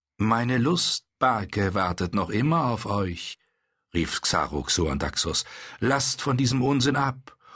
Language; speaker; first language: German; native; German